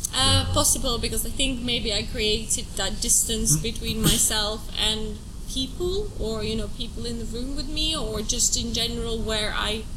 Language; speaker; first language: English; non-native, fluent; Russian